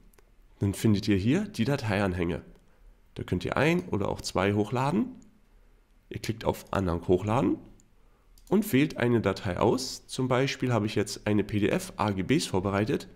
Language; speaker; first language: German; native; German